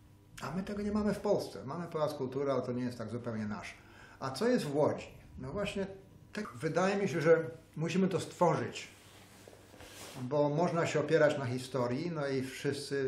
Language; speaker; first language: Polish; early bilingual, heritage; Polish